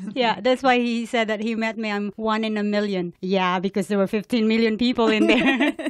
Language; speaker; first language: English; non-native, local second language; Cebuano